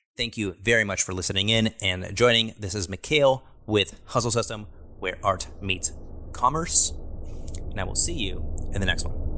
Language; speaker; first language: English; native; English